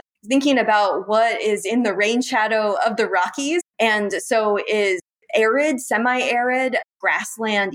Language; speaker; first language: English; native; English